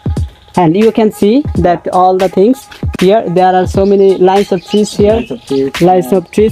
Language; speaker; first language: English; non-native, learner; Bangla